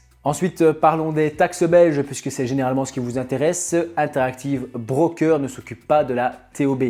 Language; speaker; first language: French; native; French